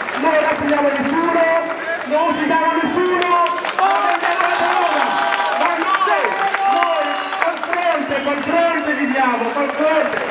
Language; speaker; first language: Italian; non-native, fluent; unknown